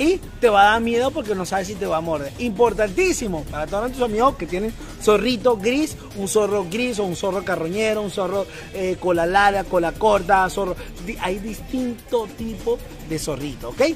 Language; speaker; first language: Spanish; native; Spanish